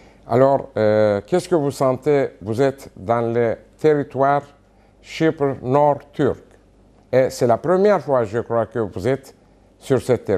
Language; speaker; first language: French; non-native, fluent; Turkish